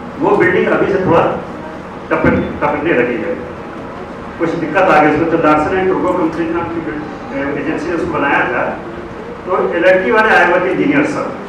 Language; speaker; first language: Hindi; native; Hindi